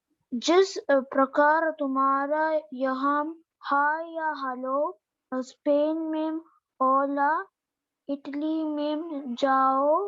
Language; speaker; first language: Hindi; non-native, local second language; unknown